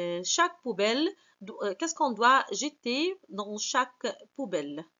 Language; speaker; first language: French; non-native, fluent; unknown